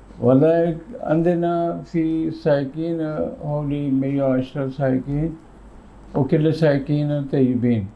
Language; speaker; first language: Arabic; non-native, learner; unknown